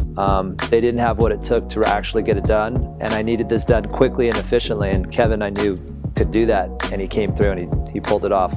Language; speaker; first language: English; native; English